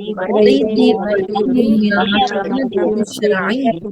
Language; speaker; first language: Arabic; non-native, learner; Indonesian